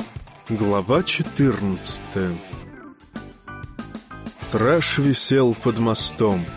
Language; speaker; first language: Russian; native; Russian